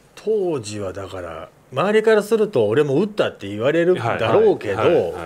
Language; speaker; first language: Japanese; native; Japanese